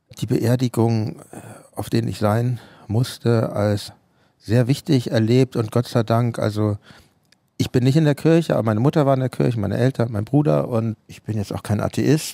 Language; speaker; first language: German; native; German